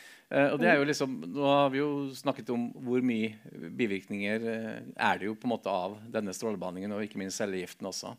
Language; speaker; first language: Norwegian; native; Norwegian